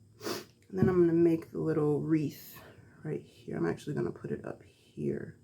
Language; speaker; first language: English; native; English